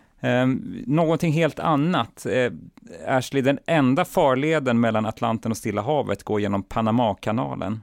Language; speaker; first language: Swedish; native; Swedish